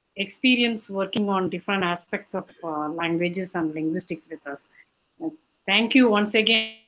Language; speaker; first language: English; non-native, local second language; Tamil